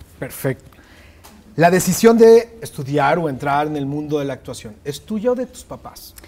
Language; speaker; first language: Spanish; native; Spanish